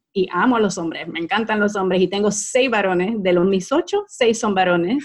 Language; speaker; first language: Spanish; native; Spanish